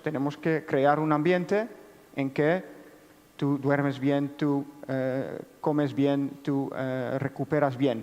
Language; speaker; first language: Spanish; non-native, fluent; Dutch